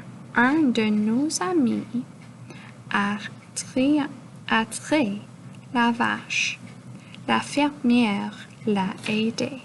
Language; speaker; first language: French; non-native, local second language; English